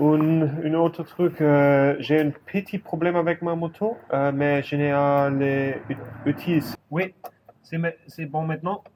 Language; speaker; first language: French; non-native, learner; German